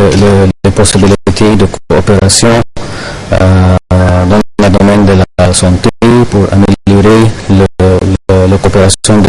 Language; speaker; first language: French; non-native, fluent; Arabic